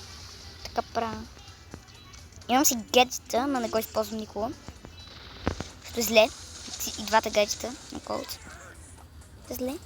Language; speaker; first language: Bulgarian; early bilingual, heritage; Bulgarian